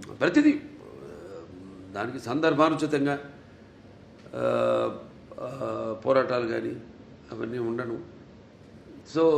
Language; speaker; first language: Telugu; native; Telugu